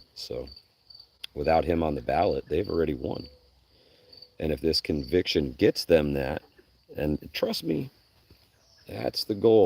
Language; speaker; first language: English; native; English